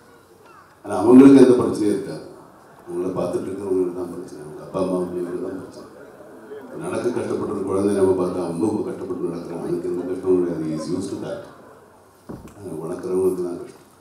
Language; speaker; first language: Tamil; non-native, fluent; Malayalam